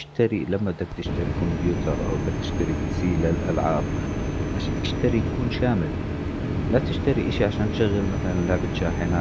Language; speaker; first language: Arabic; native; Arabic